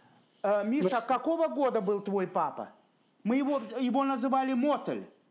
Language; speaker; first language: Russian; native; Russian